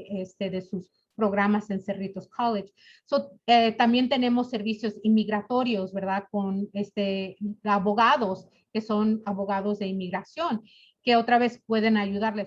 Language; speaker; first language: Spanish; early bilingual, other home language; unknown